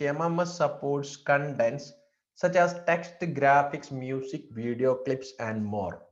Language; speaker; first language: English; non-native, local second language; Malayalam